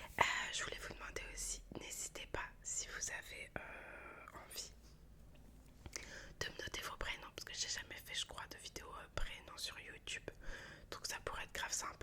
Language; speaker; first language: French; native; French